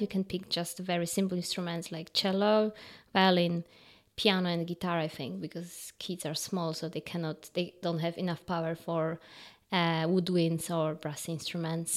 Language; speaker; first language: English; non-native, fluent; Polish